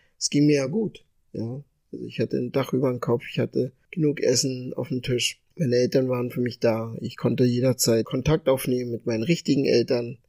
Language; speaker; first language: German; early bilingual, other home language; Ga